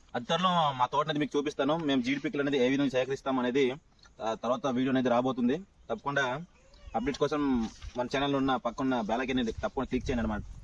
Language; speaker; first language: Telugu; non-native, local second language; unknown